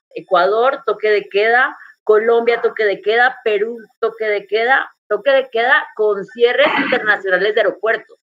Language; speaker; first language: Spanish; native; Spanish